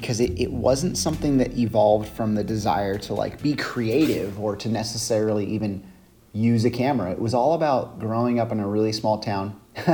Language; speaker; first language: English; native; English